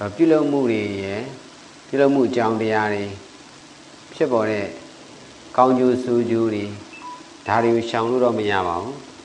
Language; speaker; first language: Burmese; native; Burmese